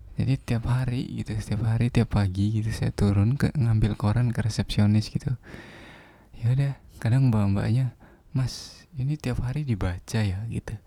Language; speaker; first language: Indonesian; non-native, local second language; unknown